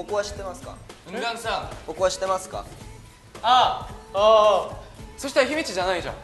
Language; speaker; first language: Japanese; non-native, fluent; Korean